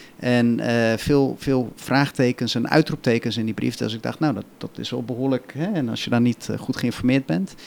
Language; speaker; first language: Dutch; native; Dutch